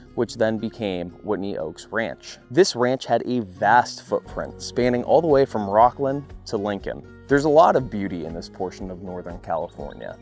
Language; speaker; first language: English; native; English